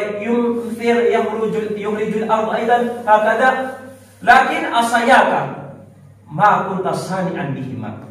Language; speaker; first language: Arabic; non-native, learner; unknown